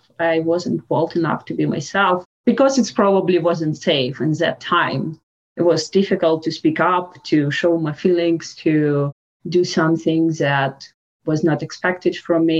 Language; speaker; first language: English; non-native, fluent; Russian